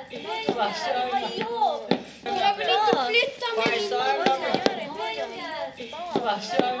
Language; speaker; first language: Swedish; early bilingual, other home language; Persian